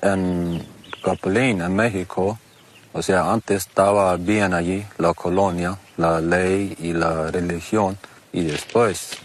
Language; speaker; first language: Spanish; non-native, local second language; Plautdietsch